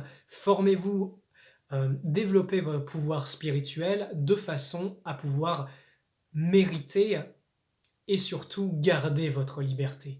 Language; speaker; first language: French; native; French